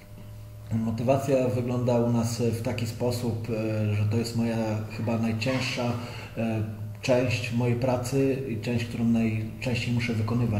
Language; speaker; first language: Polish; native; Polish